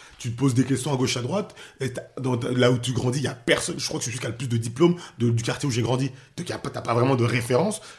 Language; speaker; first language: French; early bilingual, other home language; Haitian Creole